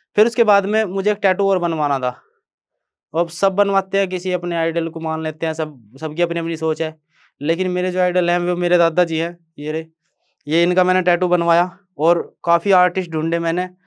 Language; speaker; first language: Hindi; native; Hindi